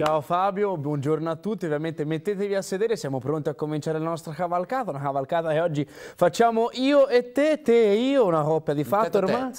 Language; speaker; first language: Italian; native; Italian